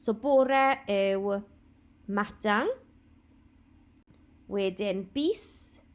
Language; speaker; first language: Welsh; non-native, local second language; English